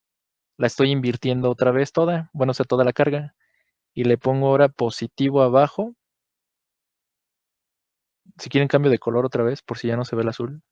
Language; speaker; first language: Spanish; native; Spanish